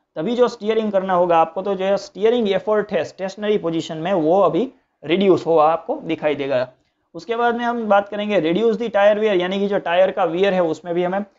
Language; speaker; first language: Hindi; non-native, local second language; Gujarati